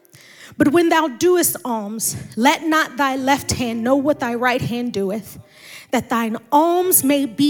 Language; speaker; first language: English; native; English